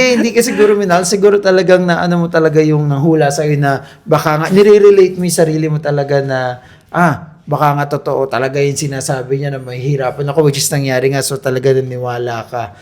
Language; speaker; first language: Filipino; native; Filipino